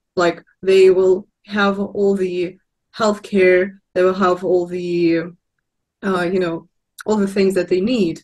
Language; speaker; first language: English; non-native, fluent; Russian